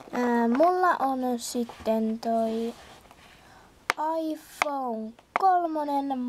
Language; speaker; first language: Finnish; native; Finnish